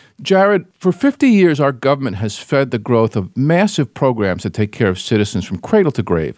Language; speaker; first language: English; native; English